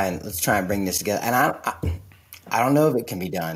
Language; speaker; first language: English; native; English